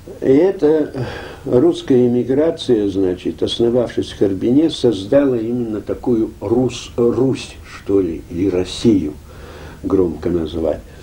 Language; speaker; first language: Russian; early bilingual, heritage; Russian